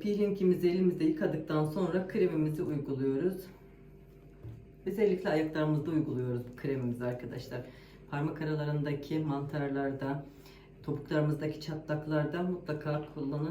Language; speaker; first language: Turkish; native; Turkish